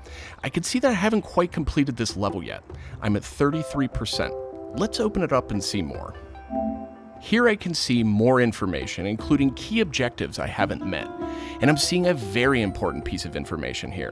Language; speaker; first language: English; native; English